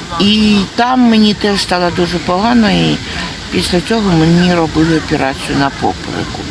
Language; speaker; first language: Ukrainian; non-native, local second language; Russian